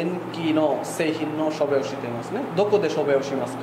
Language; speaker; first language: Japanese; non-native, fluent; Bangla